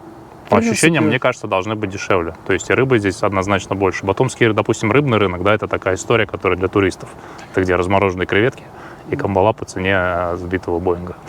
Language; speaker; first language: Russian; native; Russian